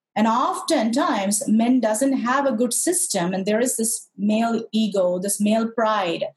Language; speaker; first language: English; non-native, local second language; Tamil